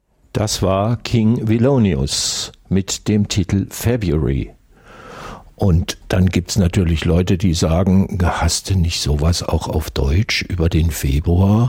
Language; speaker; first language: German; native; German